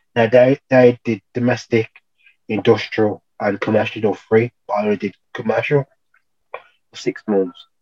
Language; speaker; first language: English; native; English